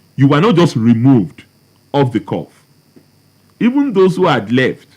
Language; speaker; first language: English; non-native, local second language; Yoruba